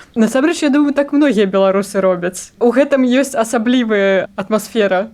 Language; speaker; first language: Belarusian; non-native, local second language; Russian